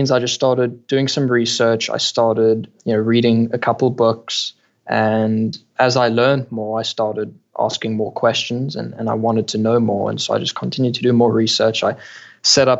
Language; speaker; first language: English; native; English